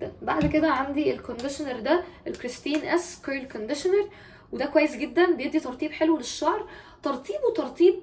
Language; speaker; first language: Arabic; native; Arabic